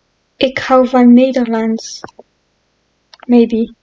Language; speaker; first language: Dutch; non-native, learner; French